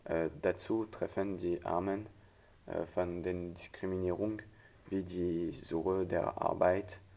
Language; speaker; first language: German; non-native, learner; French